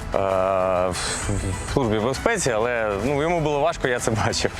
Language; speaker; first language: Ukrainian; native; Ukrainian